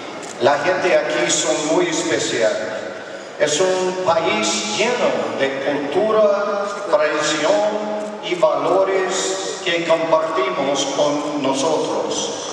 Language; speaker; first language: Spanish; non-native, learner; English